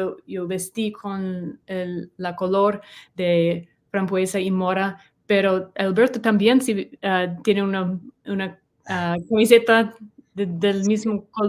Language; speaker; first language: Spanish; non-native, learner; English